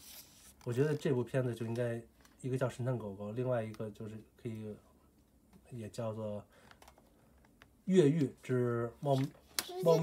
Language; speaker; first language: Chinese; native; Chinese